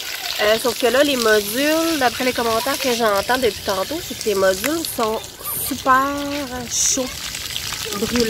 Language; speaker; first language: French; native; French